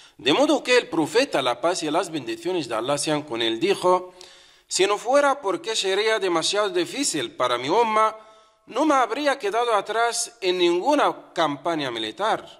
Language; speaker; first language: Spanish; non-native, fluent; Arabic